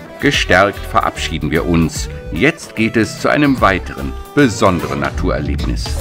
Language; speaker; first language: German; native; German